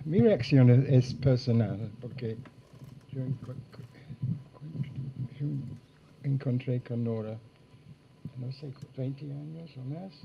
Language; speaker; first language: Spanish; non-native, fluent; English